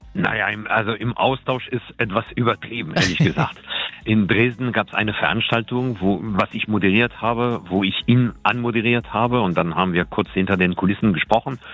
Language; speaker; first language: German; non-native, fluent; French